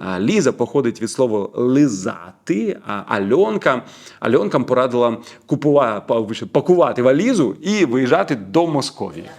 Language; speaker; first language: Ukrainian; non-native, local second language; Russian